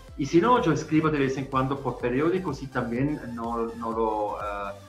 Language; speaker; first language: Spanish; non-native, fluent; German